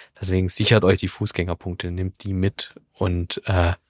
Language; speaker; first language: German; native; German